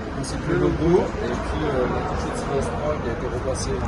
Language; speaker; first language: French; native; French